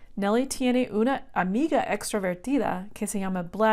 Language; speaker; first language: Spanish; non-native, fluent; English